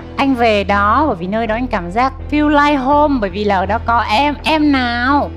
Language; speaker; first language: Vietnamese; native; Vietnamese